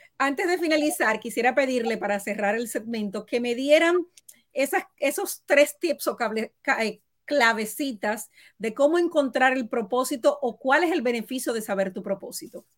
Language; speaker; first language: Spanish; native; Spanish